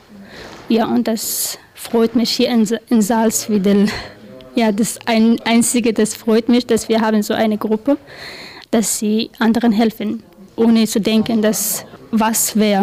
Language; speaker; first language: German; non-native, learner; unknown